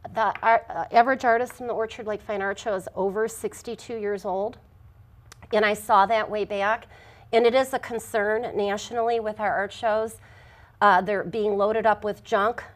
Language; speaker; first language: English; native; English